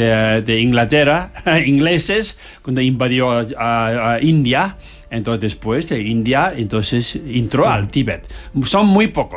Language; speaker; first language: Spanish; non-native, learner; Tibetan